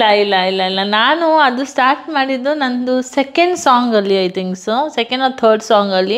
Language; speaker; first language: Kannada; non-native, local second language; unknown